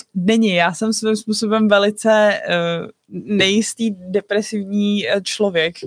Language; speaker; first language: Czech; native; Czech